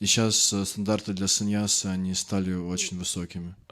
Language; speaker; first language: Russian; native; Russian